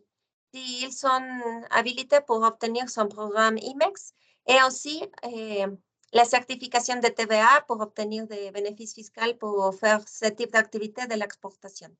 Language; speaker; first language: French; non-native, fluent; Spanish